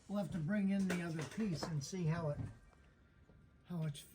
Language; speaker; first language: English; native; English